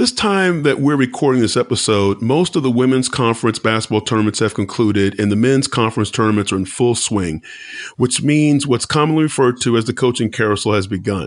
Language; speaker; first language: English; native; English